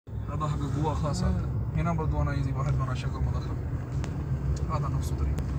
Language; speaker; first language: Arabic; non-native, learner; Urdu